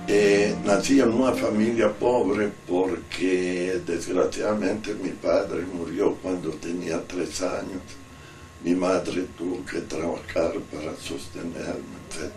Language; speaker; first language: Spanish; non-native, fluent; Italian